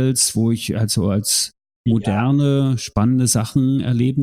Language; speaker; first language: German; native; German